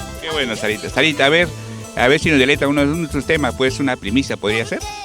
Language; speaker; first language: Spanish; native; Spanish